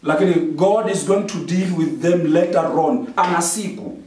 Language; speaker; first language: English; non-native, local second language; Swahili